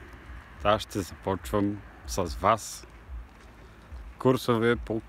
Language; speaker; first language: Bulgarian; native; Bulgarian